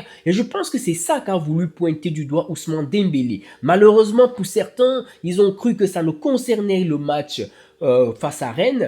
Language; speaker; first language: French; native; French